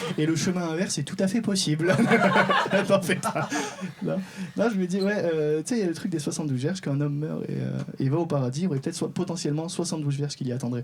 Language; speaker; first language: French; non-native, local second language; Arabic